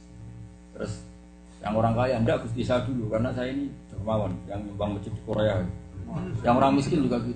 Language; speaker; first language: Indonesian; native; Indonesian